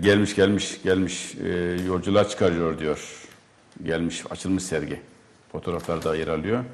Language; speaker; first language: Turkish; native; Turkish